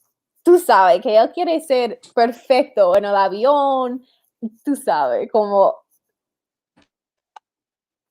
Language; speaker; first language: Spanish; non-native, fluent; English